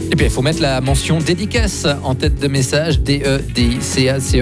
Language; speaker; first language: French; native; French